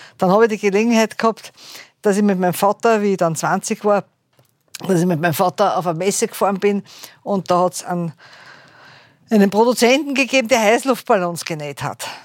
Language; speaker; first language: German; native; German